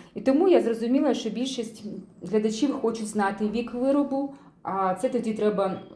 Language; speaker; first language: Ukrainian; non-native, local second language; Russian